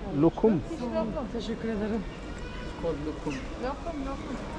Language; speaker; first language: Turkish; non-native, learner; English